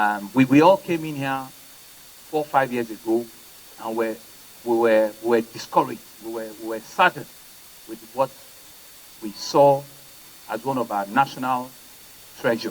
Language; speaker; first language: English; non-native, local second language; Yoruba